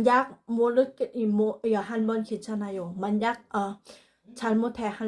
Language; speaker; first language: Korean; non-native, learner; Thai